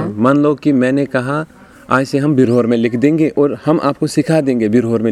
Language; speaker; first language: Hindi; native; Hindi